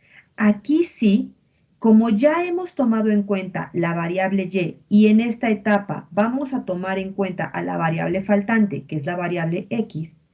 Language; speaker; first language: Spanish; native; Spanish